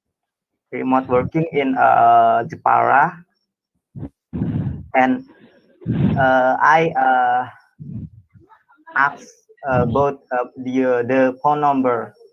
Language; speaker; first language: English; non-native, learner; Indonesian